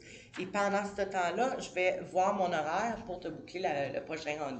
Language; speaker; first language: French; native; French